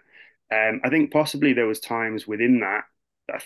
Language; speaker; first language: English; native; English